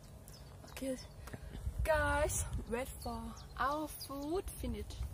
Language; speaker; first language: English; non-native, learner; Thai